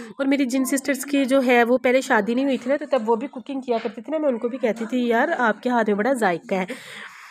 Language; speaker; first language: Urdu; non-native, local second language; Punjabi